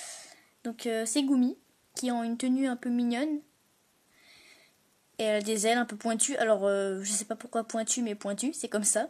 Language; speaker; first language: French; native; French